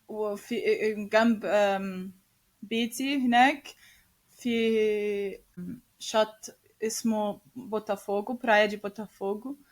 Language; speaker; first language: Arabic; non-native, learner; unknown